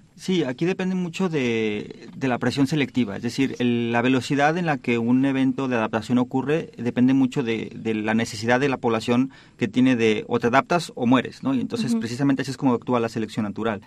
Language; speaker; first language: Spanish; native; Spanish